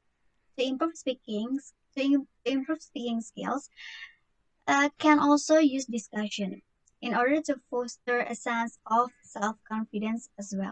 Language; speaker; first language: English; non-native, learner; Indonesian